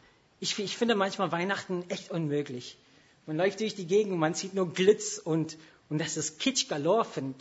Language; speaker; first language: German; non-native, fluent; English